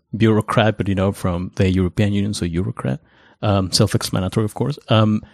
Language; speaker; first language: English; non-native, fluent; Spanish